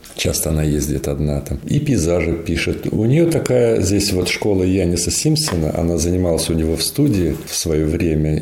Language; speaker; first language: Russian; native; Russian